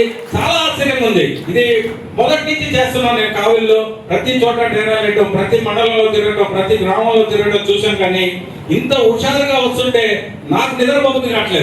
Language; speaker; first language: Telugu; native; Telugu